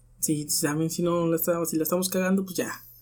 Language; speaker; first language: Spanish; native; Spanish